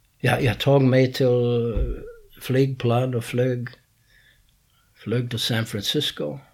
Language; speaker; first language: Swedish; non-native, learner; English